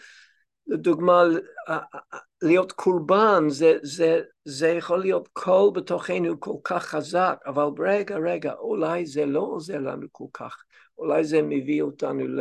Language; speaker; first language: Hebrew; non-native, fluent; English